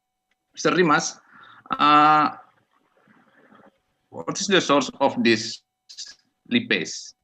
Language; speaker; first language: English; non-native, fluent; Indonesian